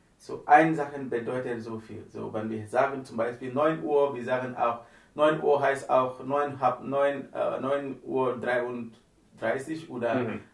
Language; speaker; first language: German; non-native, learner; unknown